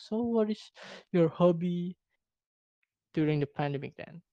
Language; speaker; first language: English; non-native, learner; Indonesian